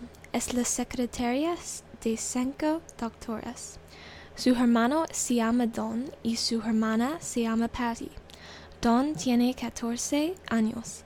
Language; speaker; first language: Spanish; non-native, learner; English